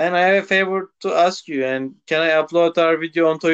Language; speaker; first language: English; non-native, local second language; Turkish